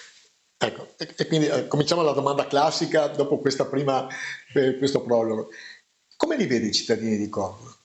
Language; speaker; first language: Italian; native; Italian